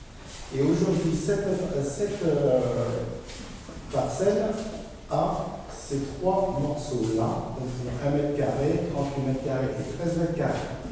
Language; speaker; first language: French; native; French